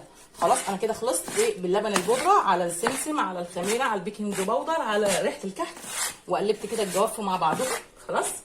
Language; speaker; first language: Arabic; native; Arabic